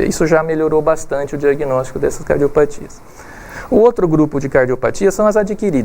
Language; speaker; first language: Portuguese; native; Portuguese